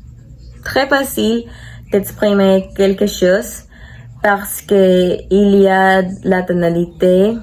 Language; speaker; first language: French; non-native, learner; Spanish